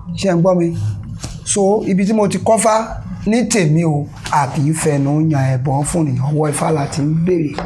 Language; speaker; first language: Yoruba; native; Yoruba